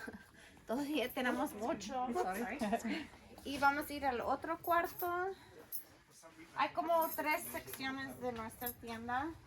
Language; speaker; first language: Spanish; early bilingual, heritage; Spanish